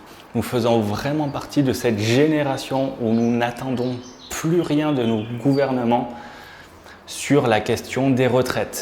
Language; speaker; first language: French; native; French